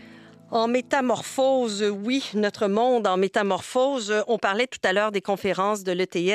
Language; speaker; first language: French; native; French